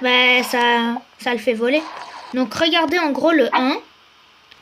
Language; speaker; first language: French; native; French